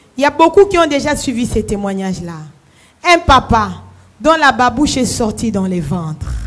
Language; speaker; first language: French; non-native, local second language; Lingala